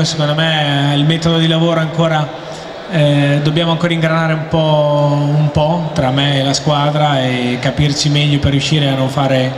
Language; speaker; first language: Italian; native; Italian